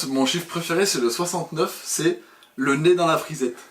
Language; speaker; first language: French; native; French